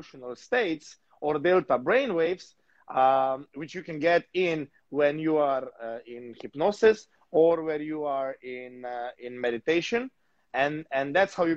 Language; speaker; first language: English; non-native, fluent; Slovenian